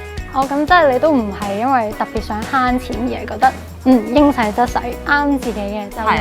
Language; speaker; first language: Cantonese; native; Cantonese